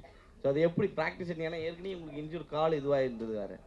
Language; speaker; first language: Tamil; native; Tamil